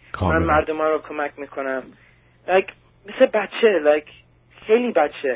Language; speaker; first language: Persian; early bilingual, heritage; Persian